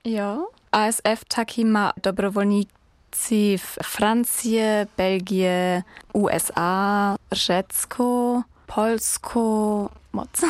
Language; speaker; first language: Czech; non-native, learner; German